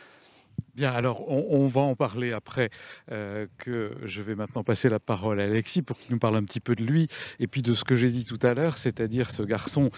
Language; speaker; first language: French; native; French